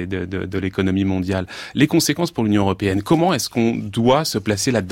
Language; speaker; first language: French; native; French